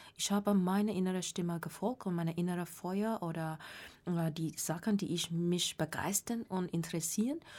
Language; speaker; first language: German; non-native, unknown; Burmese